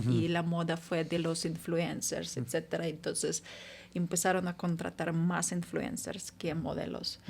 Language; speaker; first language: Spanish; non-native, fluent; Ukrainian